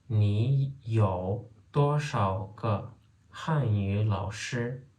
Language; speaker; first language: Chinese; non-native, fluent; Turkmen